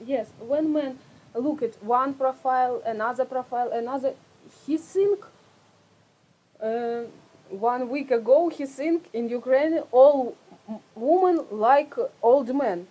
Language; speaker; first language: English; non-native, learner; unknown